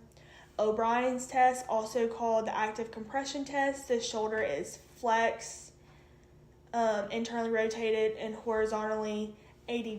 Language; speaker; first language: English; native; English